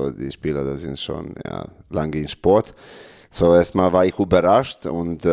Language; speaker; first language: German; non-native, learner; Serbian